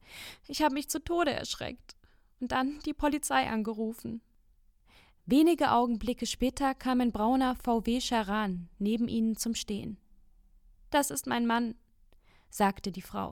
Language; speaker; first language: German; native; German